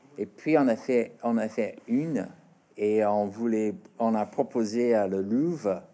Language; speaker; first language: French; non-native, fluent; English